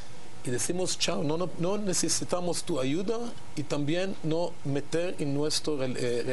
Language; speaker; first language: Spanish; non-native, learner; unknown